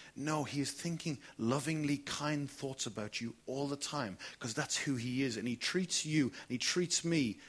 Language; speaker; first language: English; native; English